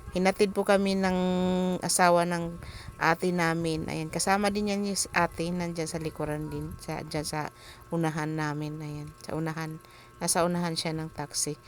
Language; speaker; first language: Filipino; native; Filipino